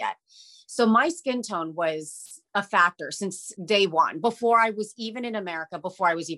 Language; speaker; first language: English; native; English